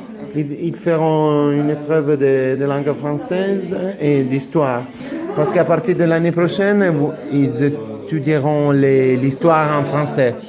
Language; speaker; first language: French; non-native, fluent; Italian